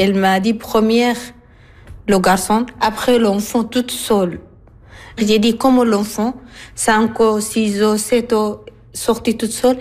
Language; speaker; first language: French; non-native, learner; Arabic